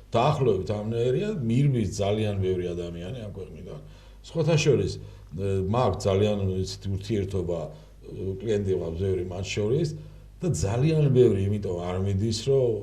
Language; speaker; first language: Georgian; native; Georgian